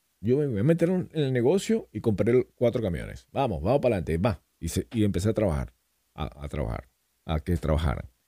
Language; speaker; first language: Spanish; native; Spanish